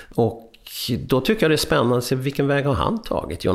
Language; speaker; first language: Swedish; early bilingual, other home language; Hungarian